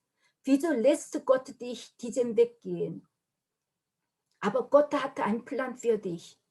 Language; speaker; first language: German; non-native, learner; Korean